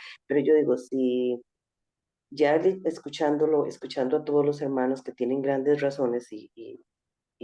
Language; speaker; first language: Spanish; native; Spanish